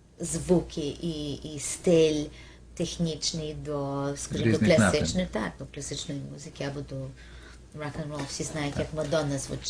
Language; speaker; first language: Ukrainian; early bilingual, heritage; Ukrainian